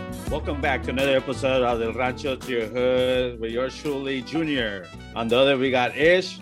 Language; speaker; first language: English; early bilingual, other home language; Spanish